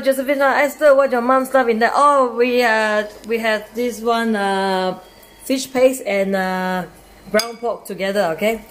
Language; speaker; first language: English; non-native, local second language; Chinese